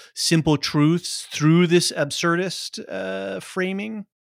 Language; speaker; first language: English; native; English